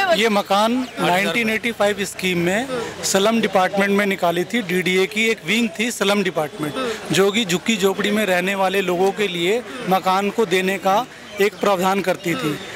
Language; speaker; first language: Hindi; native; Hindi